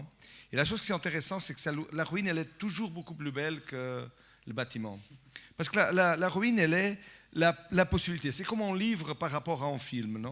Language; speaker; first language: French; non-native, fluent; Portuguese